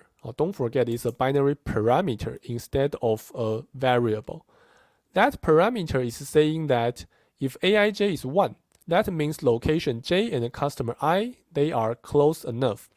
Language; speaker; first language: English; non-native, fluent; Chinese